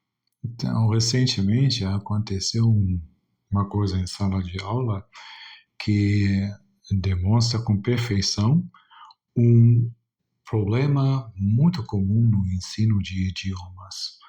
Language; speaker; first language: Portuguese; non-native, fluent; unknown